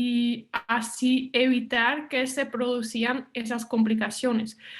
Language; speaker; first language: Spanish; non-native, fluent; Dutch